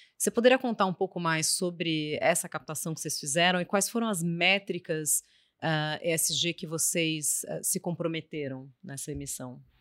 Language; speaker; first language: Portuguese; native; Portuguese